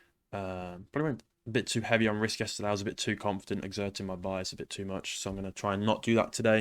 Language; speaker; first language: English; native; English